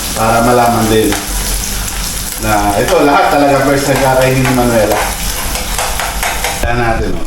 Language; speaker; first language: Filipino; native; Filipino